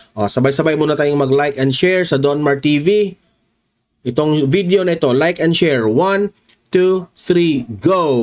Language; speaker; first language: Filipino; non-native, local second language; Cebuano